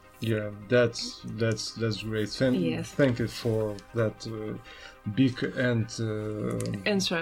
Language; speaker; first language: English; non-native, learner; Russian